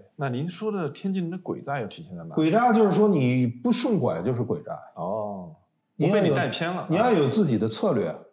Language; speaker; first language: Chinese; native; Chinese